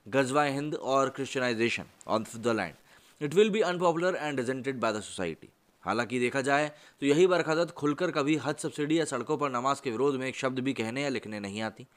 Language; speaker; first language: Hindi; native; Hindi